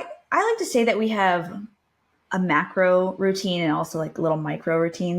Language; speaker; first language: English; native; English